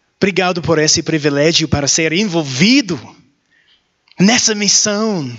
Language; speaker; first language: Portuguese; non-native, learner; English